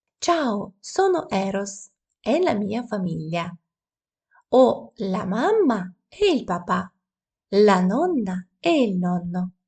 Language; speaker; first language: Italian; non-native, fluent; Ukrainian